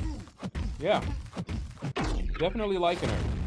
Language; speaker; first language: English; native; English